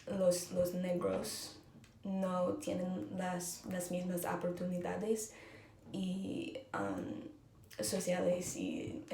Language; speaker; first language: Spanish; non-native, learner; English